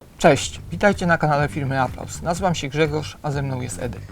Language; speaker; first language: Polish; native; Polish